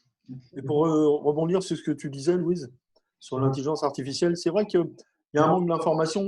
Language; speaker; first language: French; native; French